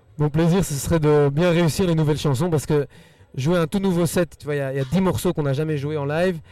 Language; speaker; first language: French; early bilingual, other home language; Spanish